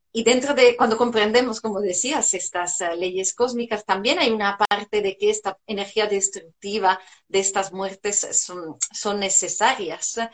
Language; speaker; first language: Spanish; non-native, fluent; Italian